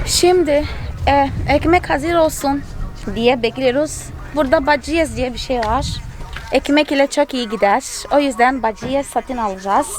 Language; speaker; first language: Turkish; non-native, fluent; Portuguese